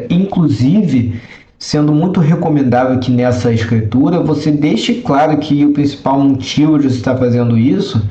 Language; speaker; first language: Portuguese; native; Portuguese